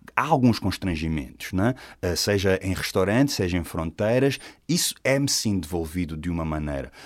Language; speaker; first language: Portuguese; native; Portuguese